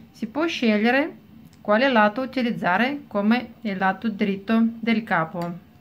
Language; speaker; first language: Italian; non-native, fluent; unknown